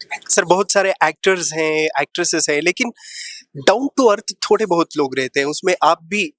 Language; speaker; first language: Hindi; non-native, local second language; Kannada